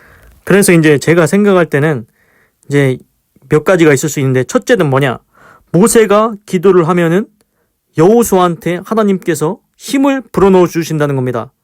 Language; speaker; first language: Korean; native; Korean